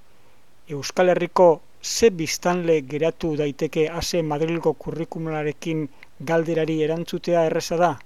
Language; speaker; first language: Basque; native; Basque